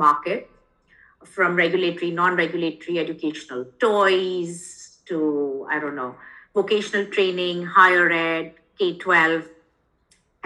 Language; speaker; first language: English; non-native, local second language; Hindi